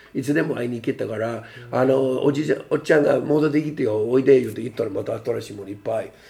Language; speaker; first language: Japanese; non-native, fluent; English